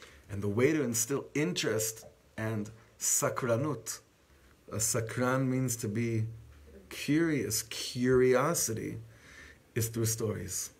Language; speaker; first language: English; native; English